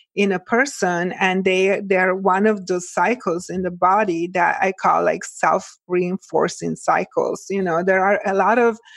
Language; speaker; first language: English; early bilingual, other home language; Italian